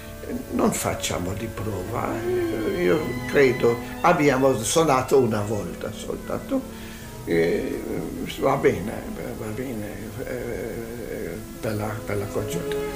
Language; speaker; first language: Italian; non-native, learner; Hungarian